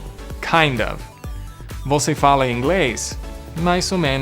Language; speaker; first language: Portuguese; non-native, fluent; English